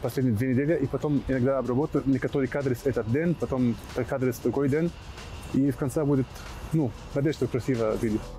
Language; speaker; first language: Russian; non-native, fluent; Arabic